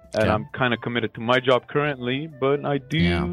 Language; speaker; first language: English; non-native, fluent; Macedonian